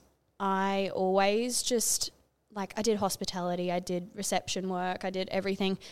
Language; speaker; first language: English; native; English